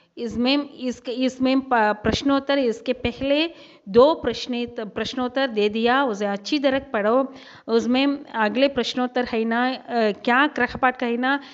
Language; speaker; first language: Hindi; non-native, local second language; Tamil